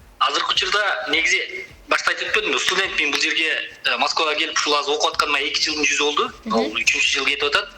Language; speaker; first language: Kyrgyz; native; Kyrgyz